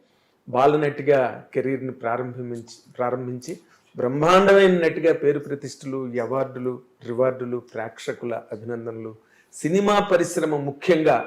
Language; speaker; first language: Telugu; native; Telugu